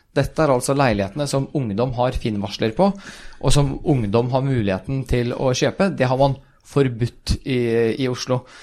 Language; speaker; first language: Norwegian; early bilingual, other home language; Swedish